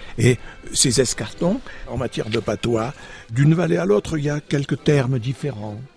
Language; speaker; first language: French; native; French